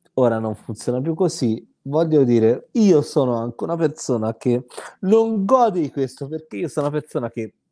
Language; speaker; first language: Italian; native; Italian